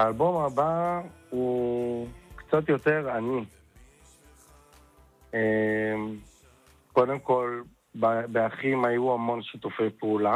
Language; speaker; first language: Hebrew; native; Hebrew